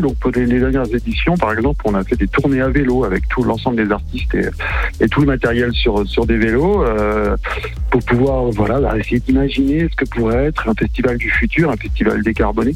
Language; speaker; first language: French; native; French